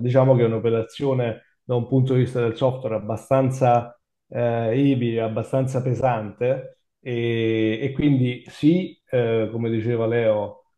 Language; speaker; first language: Italian; native; Italian